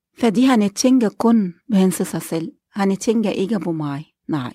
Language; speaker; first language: Danish; non-native, learner; Arabic